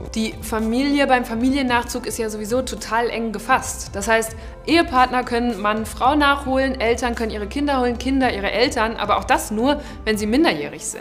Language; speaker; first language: German; native; German